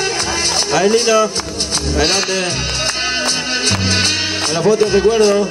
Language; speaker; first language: Spanish; native; Spanish